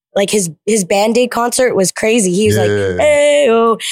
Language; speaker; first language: English; early bilingual, other home language; Filipino